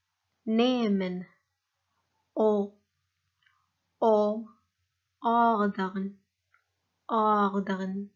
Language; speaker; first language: German; non-native, fluent; Arabic